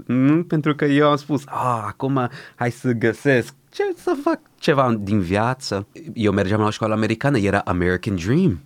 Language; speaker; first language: Romanian; early bilingual, other home language; Portuguese